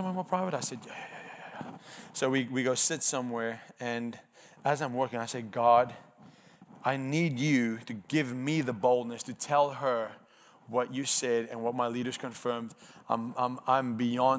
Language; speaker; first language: English; non-native, local second language; Afrikaans